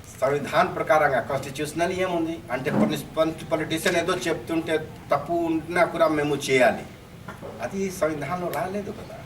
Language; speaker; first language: Telugu; non-native, fluent; Hindi